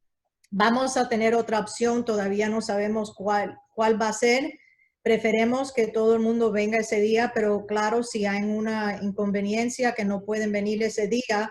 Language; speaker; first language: Spanish; early bilingual, heritage; Spanish